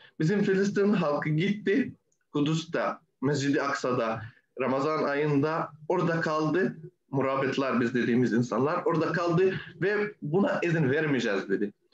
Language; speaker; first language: Turkish; non-native, fluent; Arabic